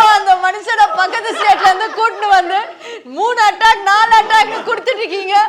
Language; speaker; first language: Tamil; native; Tamil